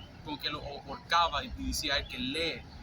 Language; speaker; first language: Spanish; non-native, fluent; English